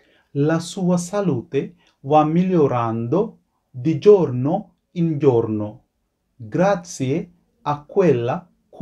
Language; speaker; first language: Italian; non-native, fluent; Sinhala